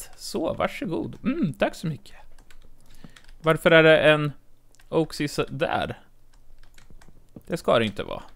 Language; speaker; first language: Swedish; native; Swedish